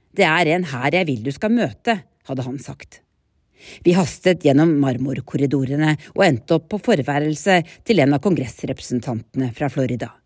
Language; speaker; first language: Norwegian; native; Norwegian